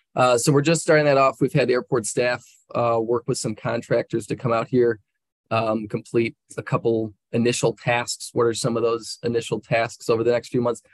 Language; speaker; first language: English; native; English